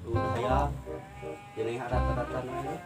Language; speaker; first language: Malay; non-native, local second language; Sundanese